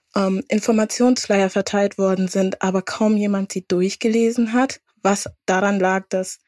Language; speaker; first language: German; native; German